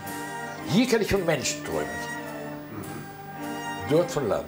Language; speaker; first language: German; early bilingual, heritage; German